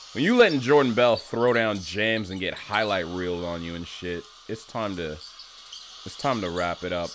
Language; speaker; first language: English; native; English